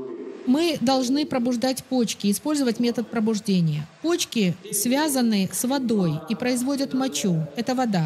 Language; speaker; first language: Russian; native; Russian